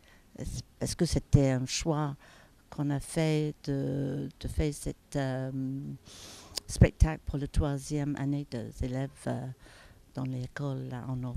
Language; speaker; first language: French; non-native, fluent; English